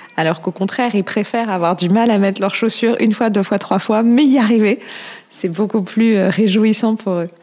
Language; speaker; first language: French; native; French